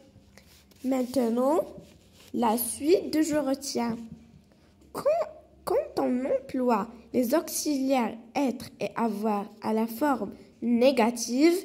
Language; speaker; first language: French; non-native, local second language; Arabic